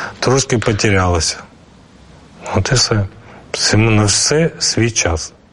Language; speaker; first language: Ukrainian; non-native, local second language; Russian